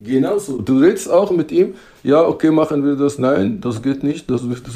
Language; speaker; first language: German; non-native, fluent; Arabic